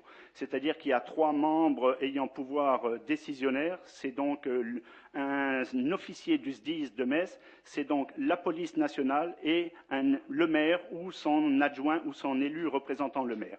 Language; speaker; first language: French; native; French